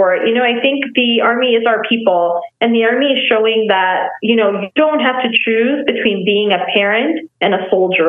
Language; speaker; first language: English; non-native, local second language; Nepali